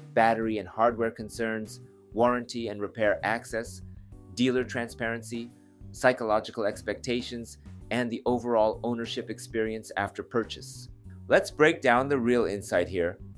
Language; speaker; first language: English; non-native, fluent; Japanese